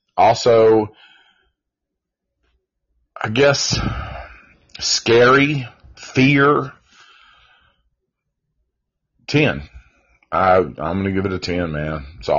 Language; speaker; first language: English; native; English